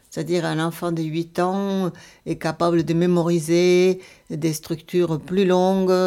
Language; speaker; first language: French; non-native, fluent; Spanish